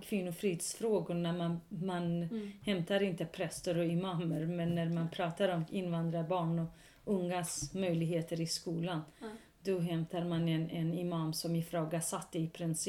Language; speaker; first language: Swedish; non-native, local second language; Kurdish